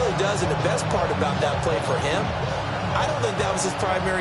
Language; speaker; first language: English; native; English